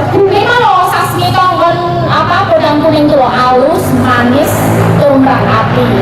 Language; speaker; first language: Javanese; non-native, local second language; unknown